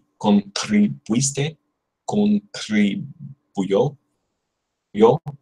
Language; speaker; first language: Spanish; non-native, learner; English